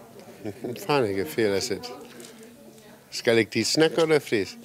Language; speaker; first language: German; non-native, learner; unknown